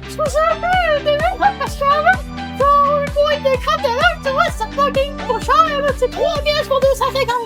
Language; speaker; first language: French; native; French